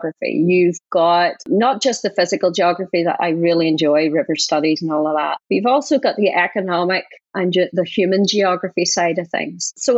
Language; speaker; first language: English; native; English